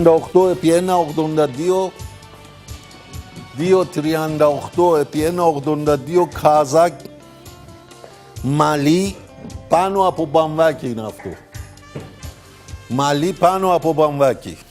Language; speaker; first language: Greek; non-native, learner; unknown